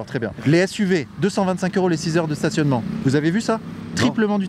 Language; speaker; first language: French; native; French